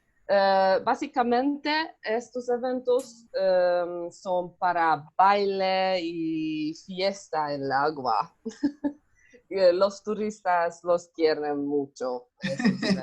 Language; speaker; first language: Spanish; non-native, learner; Hungarian